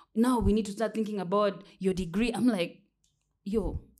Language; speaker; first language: English; non-native, local second language; Kamba